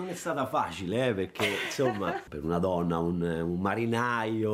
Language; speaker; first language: Italian; native; Italian